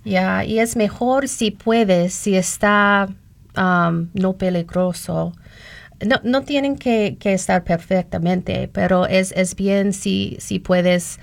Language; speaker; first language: Spanish; non-native, learner; English